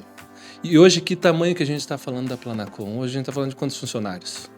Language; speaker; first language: Portuguese; native; Portuguese